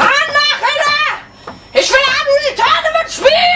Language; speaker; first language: German; native; German